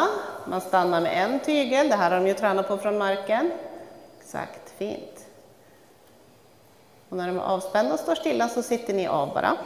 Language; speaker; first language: Swedish; native; Swedish